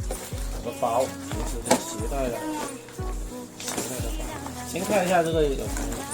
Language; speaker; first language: Chinese; native; Chinese